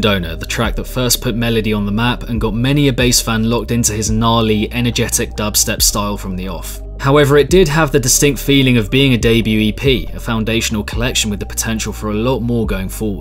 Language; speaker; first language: English; native; English